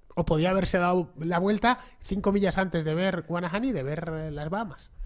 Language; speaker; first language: Spanish; native; Spanish